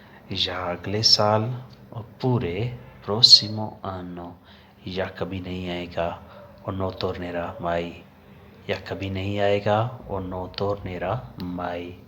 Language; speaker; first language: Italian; non-native, learner; Urdu